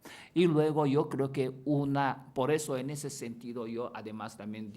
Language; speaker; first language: Spanish; non-native, fluent; Chinese